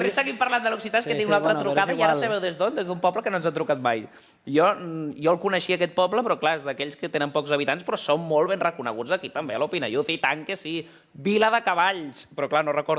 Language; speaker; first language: Catalan; native; Catalan